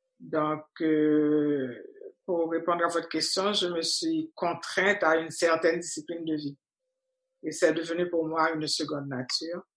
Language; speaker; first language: French; non-native, local second language; Haitian Creole